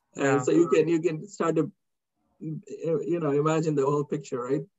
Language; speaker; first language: English; non-native, local second language; Kannada